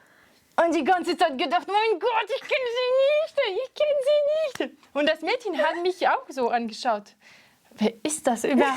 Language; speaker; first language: German; non-native, fluent; French